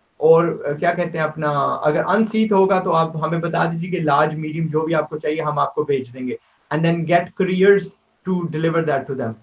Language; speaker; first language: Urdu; native; Urdu